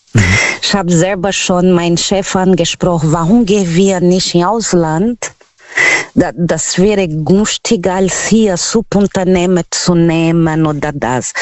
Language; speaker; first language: German; non-native, learner; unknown